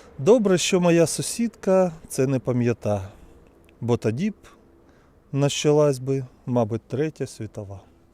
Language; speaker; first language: Ukrainian; native; Ukrainian